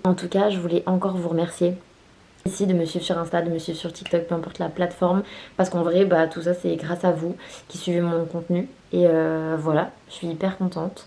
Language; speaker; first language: French; native; French